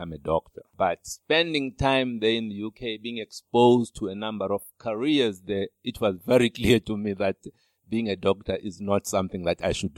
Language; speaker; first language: English; non-native, local second language; Xhosa